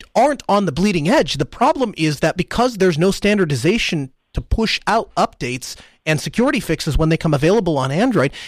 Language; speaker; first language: English; early bilingual, other home language; Hindi